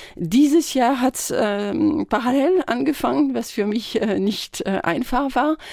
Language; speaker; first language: German; non-native, fluent; French